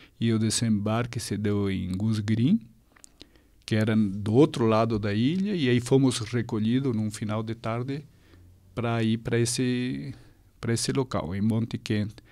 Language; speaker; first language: Portuguese; non-native, fluent; Spanish